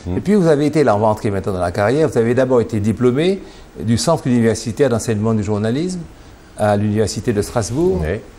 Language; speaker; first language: French; native; French